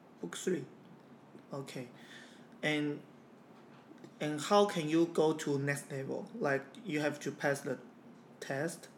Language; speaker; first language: English; non-native, fluent; Chinese